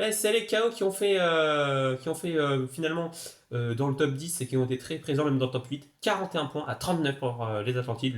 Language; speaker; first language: French; native; French